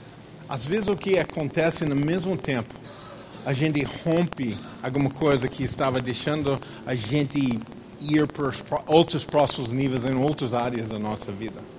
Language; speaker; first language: Portuguese; non-native, fluent; English